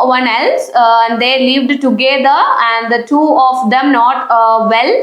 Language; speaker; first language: English; non-native, local second language; Malayalam